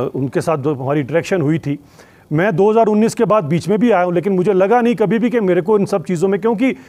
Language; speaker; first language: Hindi; native; Hindi